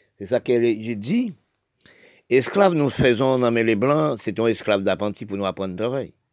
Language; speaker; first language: French; non-native, local second language; Haitian Creole